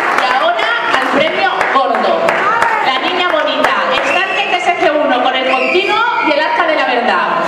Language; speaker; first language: Spanish; native; Spanish